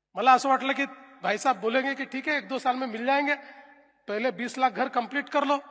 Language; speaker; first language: Hindi; non-native, local second language; Marathi